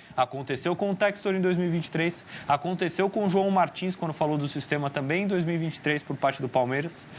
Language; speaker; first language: Portuguese; native; Portuguese